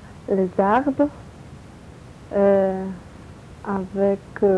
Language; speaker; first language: French; non-native, learner; Polish